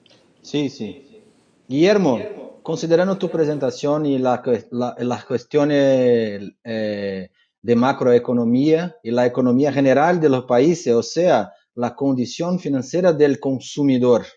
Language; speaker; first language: Spanish; non-native, fluent; Portuguese